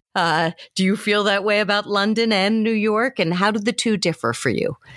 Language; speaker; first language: English; native; English